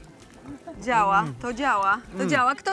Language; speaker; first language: Polish; native; Polish